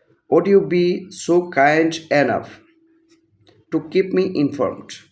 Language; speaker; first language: English; non-native, local second language; Bangla